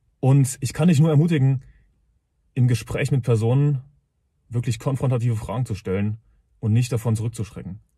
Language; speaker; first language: German; native; German